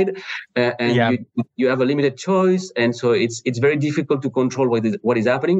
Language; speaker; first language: English; non-native, fluent; French